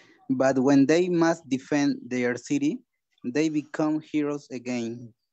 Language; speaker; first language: English; non-native, learner; Spanish